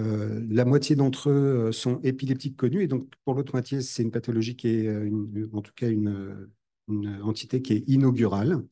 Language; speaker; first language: French; native; French